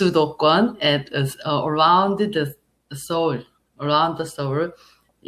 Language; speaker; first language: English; non-native, learner; Korean